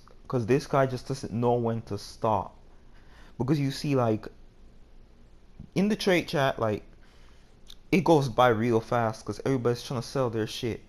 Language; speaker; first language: English; native; English